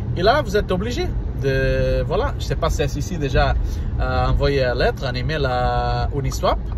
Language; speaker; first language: French; non-native, learner; Portuguese